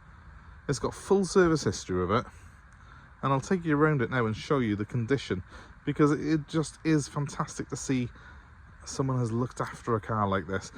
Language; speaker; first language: English; native; English